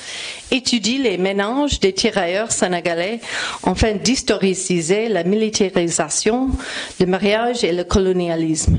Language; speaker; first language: French; non-native, fluent; English